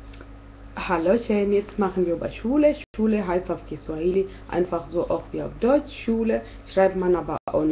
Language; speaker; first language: German; non-native, fluent; Swahili